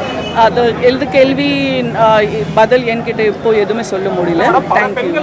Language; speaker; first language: Tamil; non-native, fluent; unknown